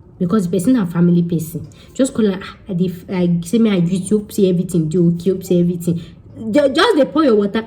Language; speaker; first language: Nigerian Pidgin; non-native, local second language; Yoruba